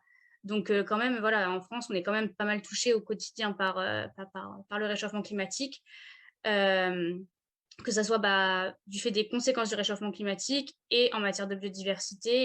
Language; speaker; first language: French; native; French